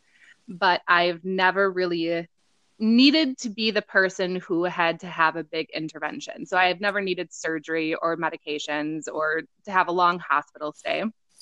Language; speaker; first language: English; native; English